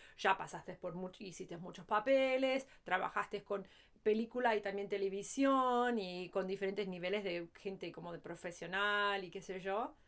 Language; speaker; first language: Spanish; early bilingual, heritage; Spanish